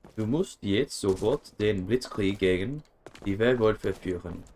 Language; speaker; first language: German; non-native, learner; English